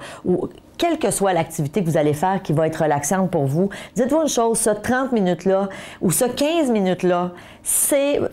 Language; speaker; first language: French; native; French